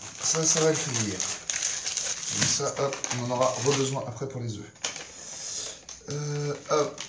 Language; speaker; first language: French; native; French